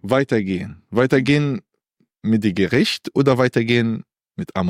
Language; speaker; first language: German; non-native, learner; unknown